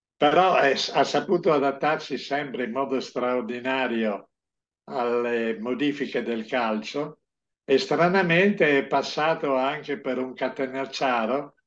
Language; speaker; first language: Italian; non-native, local second language; Friulian